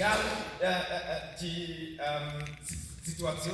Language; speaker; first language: German; non-native, learner; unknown